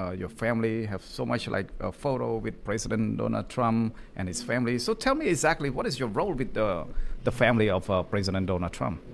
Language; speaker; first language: English; non-native, learner; Khmer